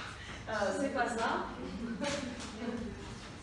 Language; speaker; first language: French; native; French